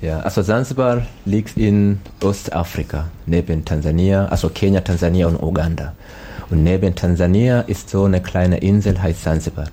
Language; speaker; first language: German; non-native, learner; Swahili